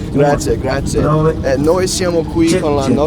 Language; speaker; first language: Italian; non-native, learner; English